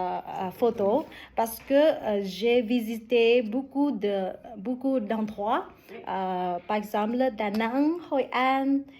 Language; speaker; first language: French; non-native, learner; Vietnamese